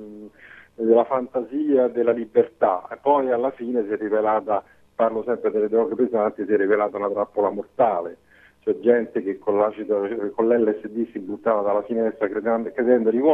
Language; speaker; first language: Italian; native; Italian